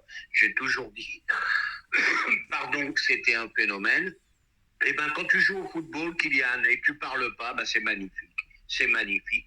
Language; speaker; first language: French; native; French